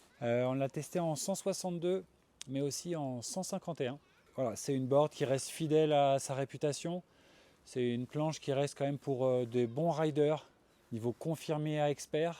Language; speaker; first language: French; native; French